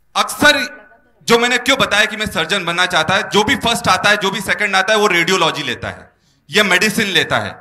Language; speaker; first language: Hindi; native; Hindi